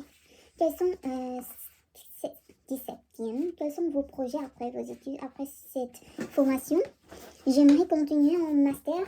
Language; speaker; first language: French; non-native, learner; Korean